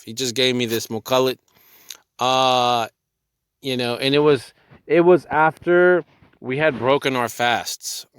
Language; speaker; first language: English; native; English